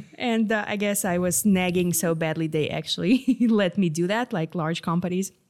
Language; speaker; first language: English; non-native, fluent; Hebrew